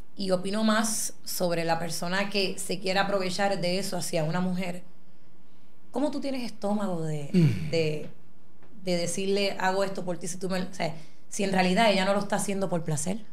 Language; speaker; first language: Spanish; native; Spanish